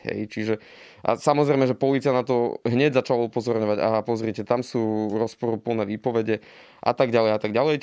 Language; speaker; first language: Slovak; native; Slovak